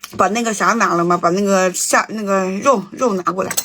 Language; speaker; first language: Chinese; native; Chinese